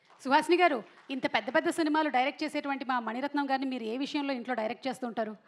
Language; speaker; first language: Telugu; native; Telugu